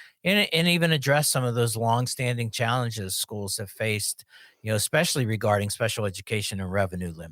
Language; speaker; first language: English; native; English